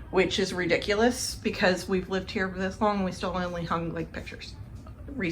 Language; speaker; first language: English; native; English